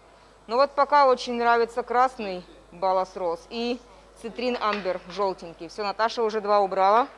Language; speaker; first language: Russian; native; Russian